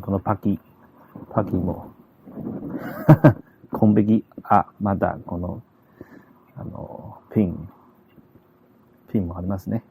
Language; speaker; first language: Japanese; non-native, learner; Chinese